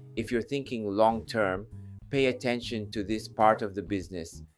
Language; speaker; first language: English; non-native, fluent; Japanese